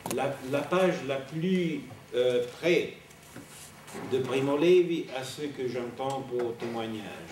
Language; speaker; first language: French; non-native, fluent; Italian